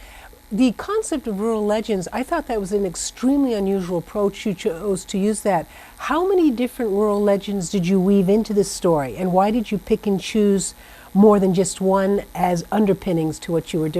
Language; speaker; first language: English; native; English